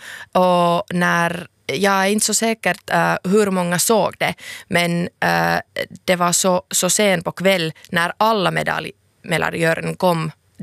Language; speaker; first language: Swedish; non-native, local second language; Finnish